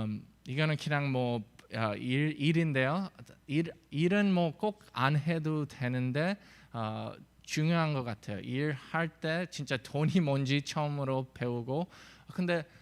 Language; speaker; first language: Korean; early bilingual, heritage; English